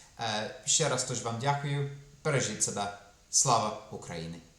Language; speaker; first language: Ukrainian; non-native, fluent; English